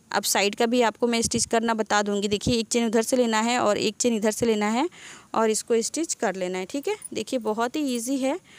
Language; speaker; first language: Hindi; native; Hindi